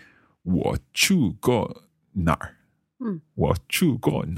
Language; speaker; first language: Chinese; non-native, learner; English